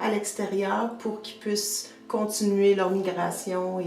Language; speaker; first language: French; native; French